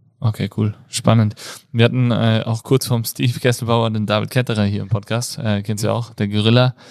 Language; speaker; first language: German; native; German